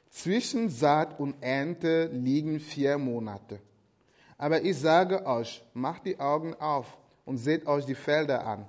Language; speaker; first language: German; non-native, fluent; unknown